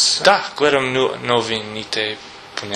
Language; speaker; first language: Bulgarian; non-native, learner; English